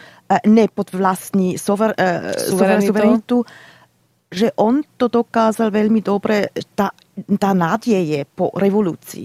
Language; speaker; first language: Slovak; non-native, learner; German